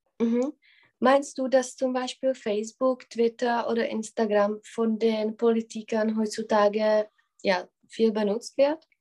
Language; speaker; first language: German; non-native, fluent; Czech